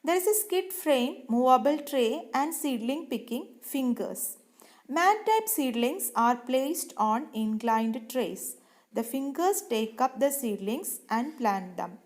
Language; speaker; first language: English; non-native, local second language; Malayalam